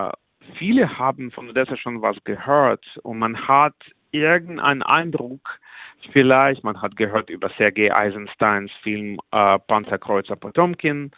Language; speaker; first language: German; non-native, fluent; Russian